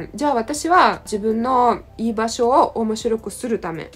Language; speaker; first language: Japanese; non-native, fluent; Russian